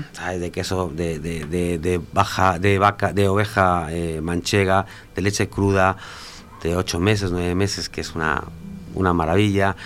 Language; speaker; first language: Spanish; native; Spanish